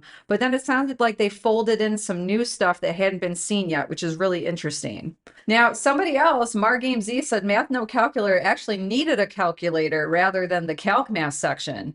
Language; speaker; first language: English; native; English